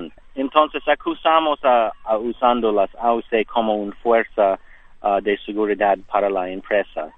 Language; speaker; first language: Spanish; non-native, learner; English